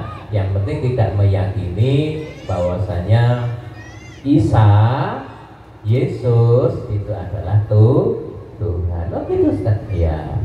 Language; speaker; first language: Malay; non-native, local second language; Javanese